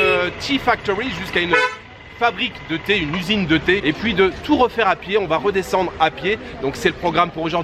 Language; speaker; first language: French; native; French